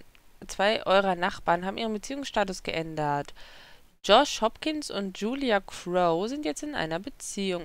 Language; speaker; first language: German; native; German